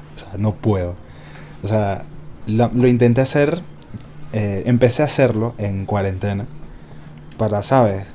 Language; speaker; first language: Spanish; native; Spanish